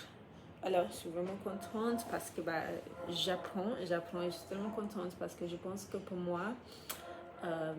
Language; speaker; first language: French; non-native, fluent; English